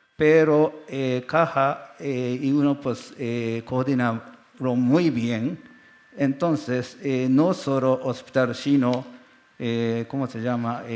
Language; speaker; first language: Spanish; non-native, learner; Japanese